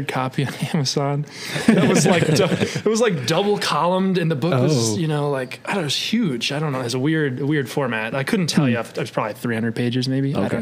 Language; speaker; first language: English; native; English